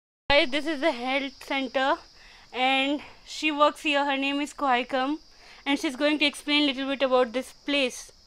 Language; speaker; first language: English; non-native, local second language; Hindi